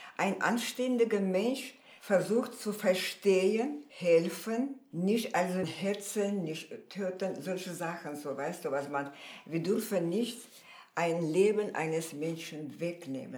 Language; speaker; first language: German; non-native, fluent; Armenian